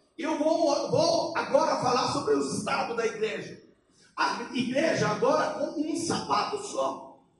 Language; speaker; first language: Portuguese; non-native, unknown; Polish